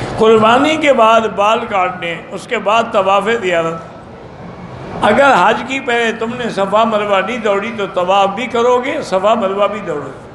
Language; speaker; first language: Urdu; early bilingual, heritage; Urdu